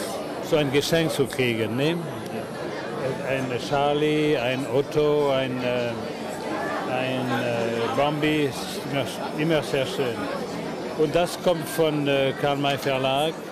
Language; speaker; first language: German; non-native, fluent; French